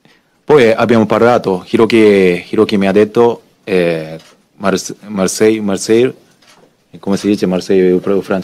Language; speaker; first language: Italian; non-native, learner; Japanese